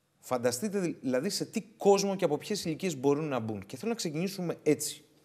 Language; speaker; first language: Greek; native; Greek